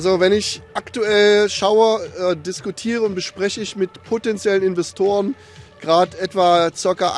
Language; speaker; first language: German; native; German